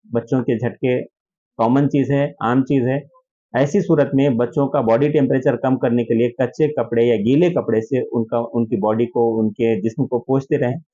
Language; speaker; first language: Hindi; non-native, local second language; Urdu